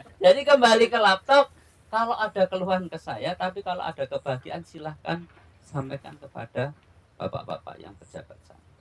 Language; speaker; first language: Indonesian; non-native, local second language; Javanese